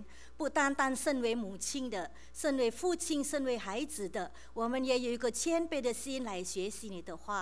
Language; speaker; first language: Chinese; native; Chinese